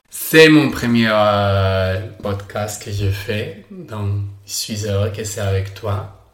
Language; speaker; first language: French; non-native, learner; Spanish